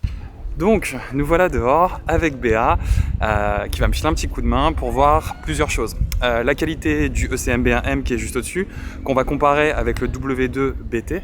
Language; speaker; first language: French; native; French